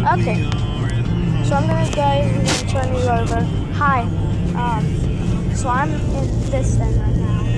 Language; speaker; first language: English; native; English